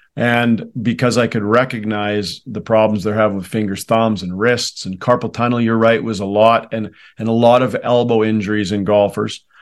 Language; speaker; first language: English; native; English